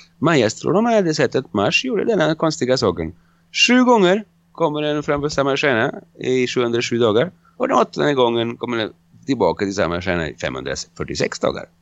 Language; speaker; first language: Swedish; non-native, fluent; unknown